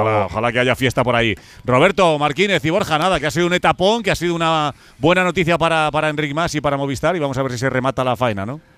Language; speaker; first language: Spanish; native; Spanish